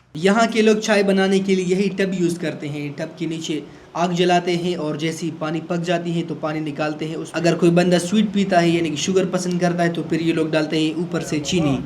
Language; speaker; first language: Urdu; non-native, local second language; Pashto